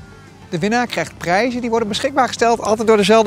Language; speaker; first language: Dutch; native; Dutch